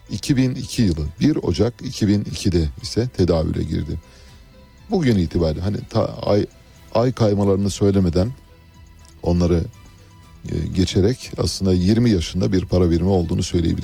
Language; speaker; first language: Turkish; native; Turkish